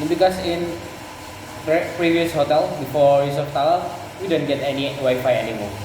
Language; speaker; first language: English; non-native, learner; Indonesian